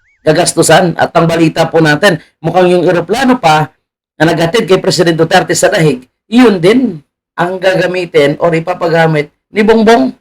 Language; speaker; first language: Filipino; native; Filipino